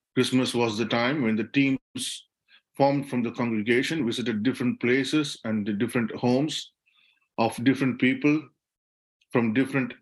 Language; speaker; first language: English; non-native, local second language; Tamil